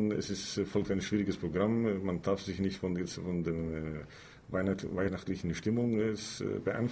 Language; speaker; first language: German; non-native, fluent; Greek